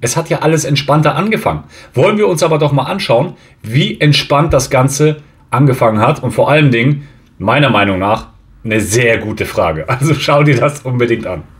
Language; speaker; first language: German; native; German